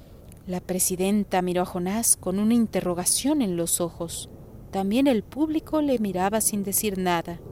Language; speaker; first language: Spanish; native; Spanish